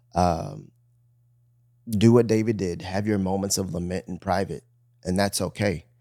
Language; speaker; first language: English; native; English